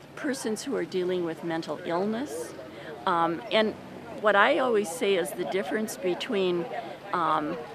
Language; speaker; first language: English; native; English